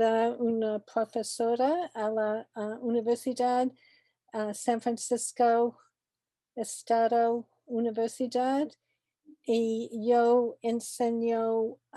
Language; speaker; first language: Spanish; non-native, learner; English